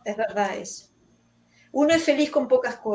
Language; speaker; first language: Spanish; native; Spanish